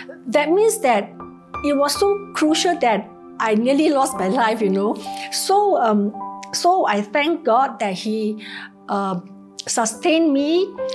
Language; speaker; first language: English; non-native, local second language; Cantonese